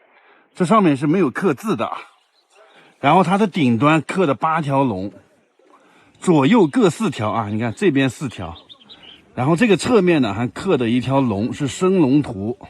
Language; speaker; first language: Chinese; native; Chinese